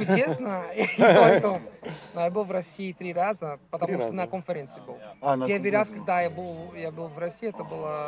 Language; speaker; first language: Russian; non-native, fluent; Italian